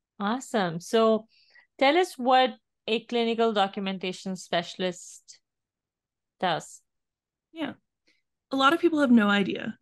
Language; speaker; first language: English; native; English